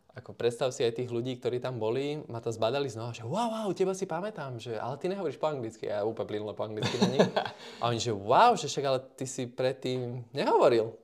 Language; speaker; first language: Slovak; native; Slovak